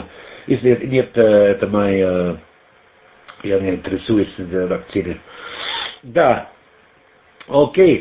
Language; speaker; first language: Russian; non-native, learner; German